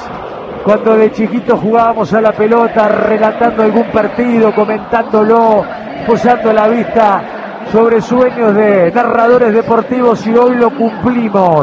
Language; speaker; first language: Spanish; native; Spanish